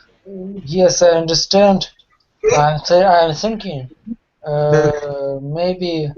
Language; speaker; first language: English; non-native, learner; Russian